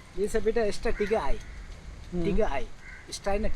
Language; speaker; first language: German; non-native, learner; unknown